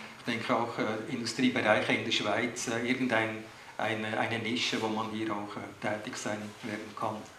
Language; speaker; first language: German; native; German